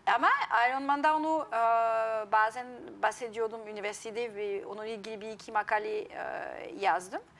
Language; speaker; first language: Turkish; non-native, fluent; French